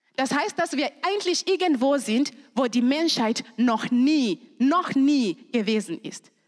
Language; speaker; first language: German; non-native, fluent; Shona